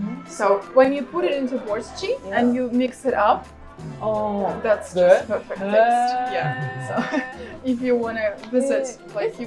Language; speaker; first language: English; non-native, fluent; Ukrainian